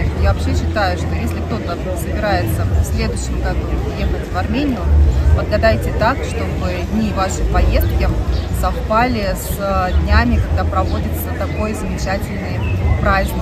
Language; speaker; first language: Russian; native; Russian